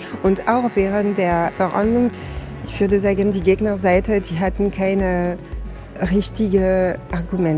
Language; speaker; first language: German; non-native, fluent; French